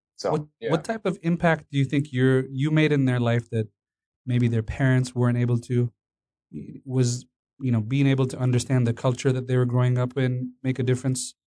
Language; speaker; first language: English; non-native, fluent; Amharic